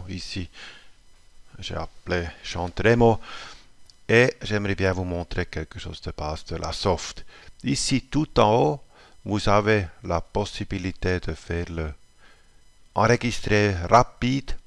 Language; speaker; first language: French; non-native, local second language; German